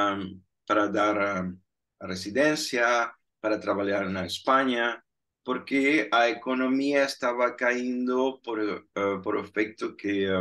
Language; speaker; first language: Portuguese; non-native, fluent; Spanish